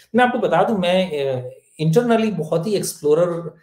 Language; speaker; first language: Hindi; native; Hindi